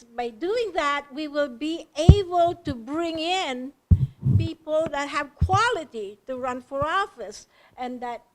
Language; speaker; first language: English; non-native, local second language; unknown